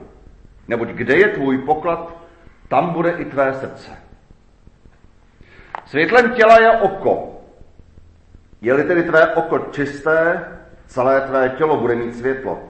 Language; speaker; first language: Czech; native; Czech